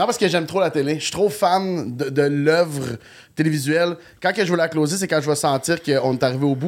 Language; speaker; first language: French; native; French